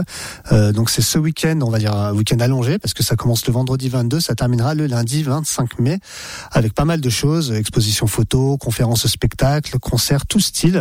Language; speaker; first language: French; native; French